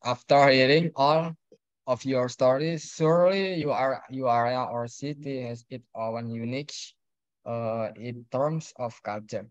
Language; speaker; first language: English; non-native, learner; Indonesian